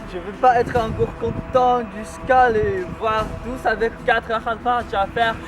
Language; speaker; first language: French; non-native, learner; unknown